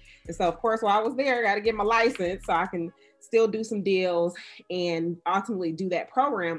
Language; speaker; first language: English; native; English